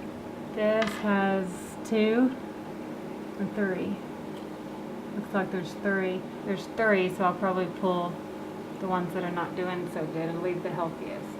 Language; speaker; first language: English; native; English